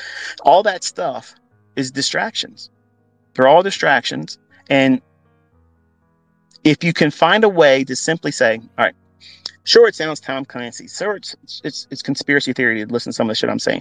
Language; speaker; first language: English; native; English